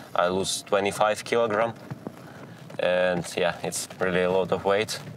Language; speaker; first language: English; non-native, learner; Ukrainian